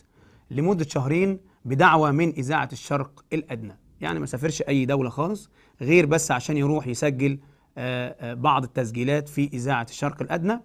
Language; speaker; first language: Arabic; native; Arabic